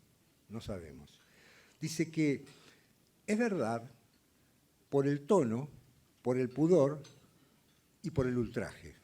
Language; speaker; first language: Spanish; native; Spanish